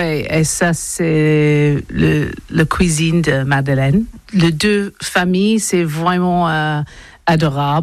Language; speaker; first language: French; non-native, learner; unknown